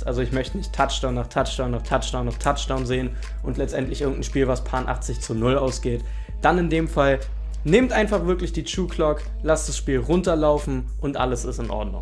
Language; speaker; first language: German; native; German